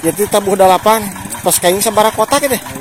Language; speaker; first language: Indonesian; non-native, local second language; Sundanese